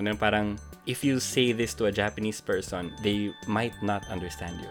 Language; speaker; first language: English; non-native, local second language; Filipino